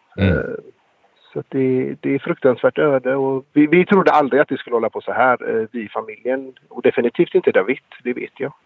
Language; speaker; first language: Swedish; native; Swedish